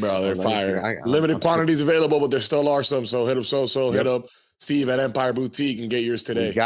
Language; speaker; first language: English; native; English